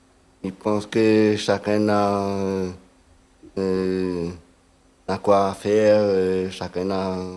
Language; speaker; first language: French; non-native, local second language; Réunion Creole French